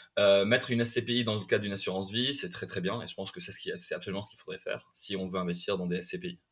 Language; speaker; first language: French; non-native, local second language; Arabic